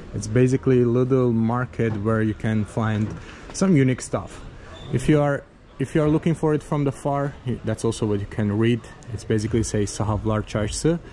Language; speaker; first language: English; non-native, fluent; Azerbaijani